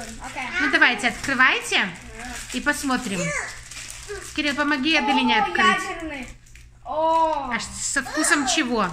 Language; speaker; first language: Russian; native; Russian